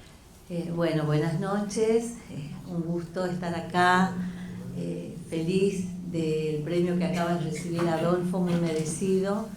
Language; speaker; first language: Spanish; native; Spanish